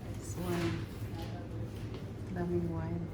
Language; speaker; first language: English; non-native, local second language; Filipino